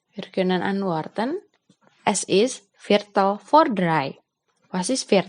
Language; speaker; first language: German; non-native, fluent; Indonesian